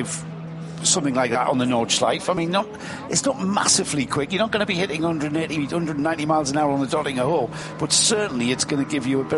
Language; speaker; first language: English; native; English